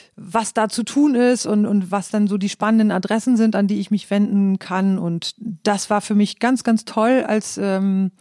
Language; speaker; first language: German; native; German